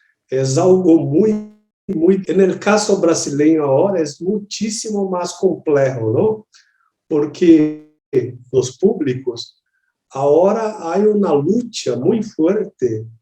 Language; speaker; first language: Spanish; non-native, learner; Portuguese